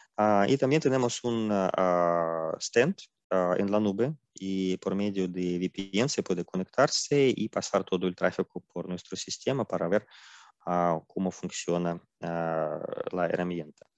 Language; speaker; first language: Spanish; non-native, fluent; Russian